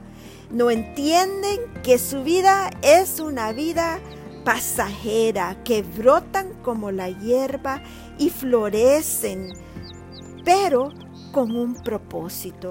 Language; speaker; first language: Spanish; native; Spanish